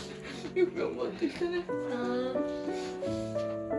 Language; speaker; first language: Japanese; native; Japanese